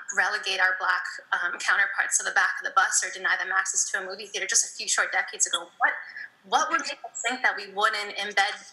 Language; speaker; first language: English; native; English